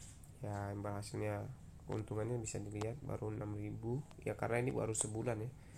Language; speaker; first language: Indonesian; native; Indonesian